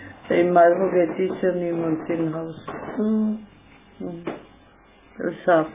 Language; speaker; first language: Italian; non-native, local second language; German